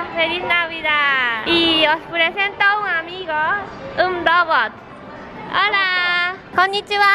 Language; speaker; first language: Spanish; non-native, learner; Japanese